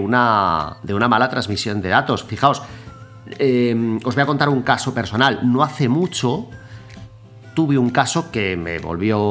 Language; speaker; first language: Spanish; native; Spanish